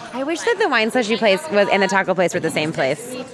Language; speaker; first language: English; native; English